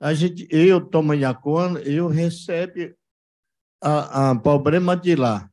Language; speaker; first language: Portuguese; non-native, local second language; Yanomámi